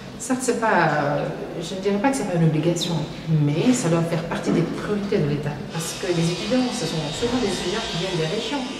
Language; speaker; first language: French; non-native, local second language; Wolof